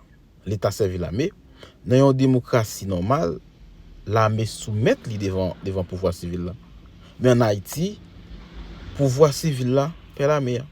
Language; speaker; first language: French; non-native, local second language; Haitian Creole